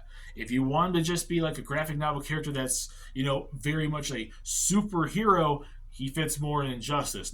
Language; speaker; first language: English; native; English